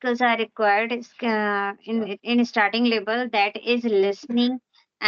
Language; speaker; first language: English; non-native, local second language; Hindi